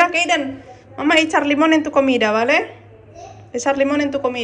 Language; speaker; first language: Spanish; non-native, learner; Indonesian